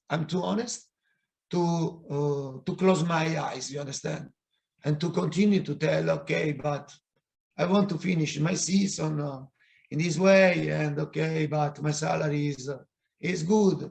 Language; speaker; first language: English; non-native, fluent; Italian